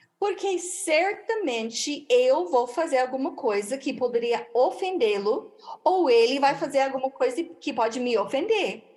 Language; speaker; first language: Portuguese; non-native, fluent; English